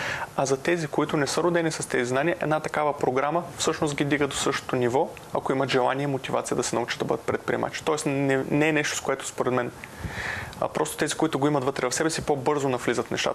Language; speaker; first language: Bulgarian; native; Bulgarian